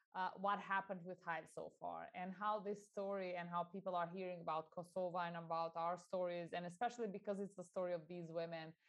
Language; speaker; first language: English; non-native, fluent; Albanian